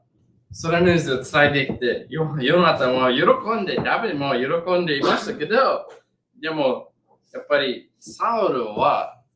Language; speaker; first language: Japanese; non-native, learner; English